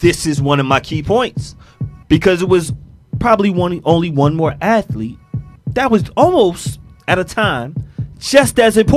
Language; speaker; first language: English; native; English